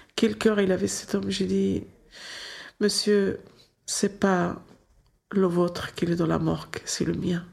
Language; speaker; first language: French; non-native, local second language; Arabic